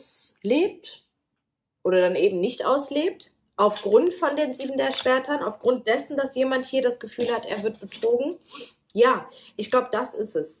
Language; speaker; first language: German; native; German